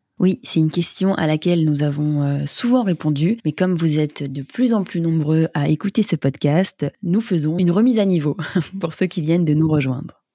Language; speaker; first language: French; native; French